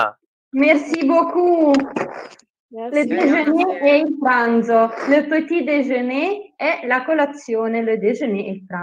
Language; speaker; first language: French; non-native, fluent; Italian